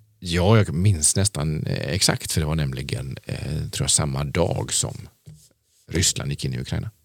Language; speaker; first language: Swedish; native; Swedish